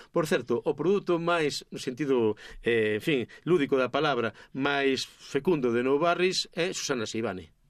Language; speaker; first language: Galician; native; Galician